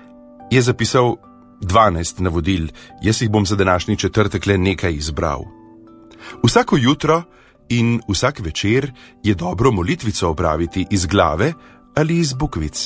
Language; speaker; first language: Slovenian; native; Slovenian